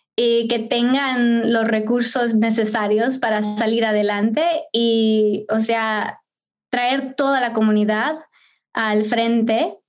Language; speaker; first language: Spanish; early bilingual, heritage; Spanish